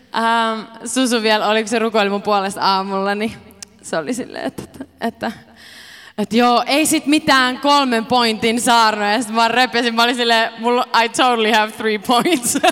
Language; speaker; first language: Finnish; early bilingual, heritage; Finnish